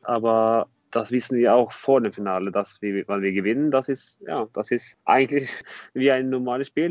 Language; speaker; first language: German; non-native, fluent; Norwegian